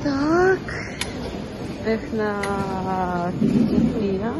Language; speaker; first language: Arabic; non-native, learner; Russian